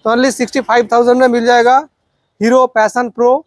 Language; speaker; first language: Hindi; non-native, local second language; Bangla